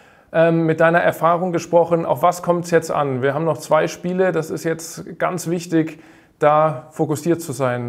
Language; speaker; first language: German; native; German